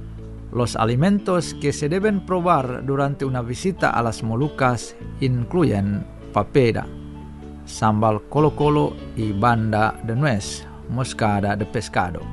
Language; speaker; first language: Spanish; non-native, fluent; Indonesian